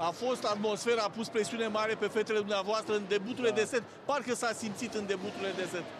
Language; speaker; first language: Romanian; native; Romanian